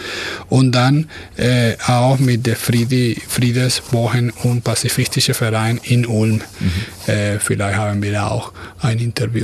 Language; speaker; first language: German; non-native, fluent; Spanish